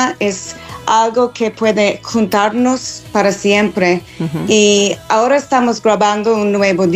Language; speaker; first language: Spanish; non-native, fluent; English